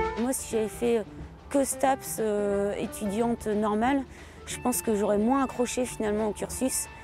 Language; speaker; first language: French; native; French